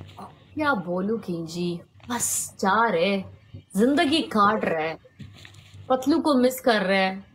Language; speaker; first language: Hindi; non-native, learner; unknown